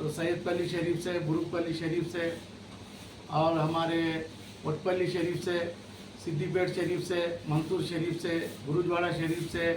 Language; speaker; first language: Urdu; native; Urdu